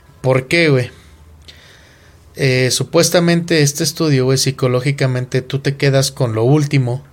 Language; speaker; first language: Spanish; native; Spanish